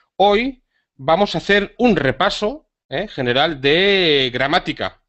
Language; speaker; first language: Spanish; native; Spanish